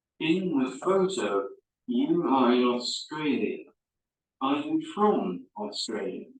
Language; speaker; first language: English; non-native, learner; Spanish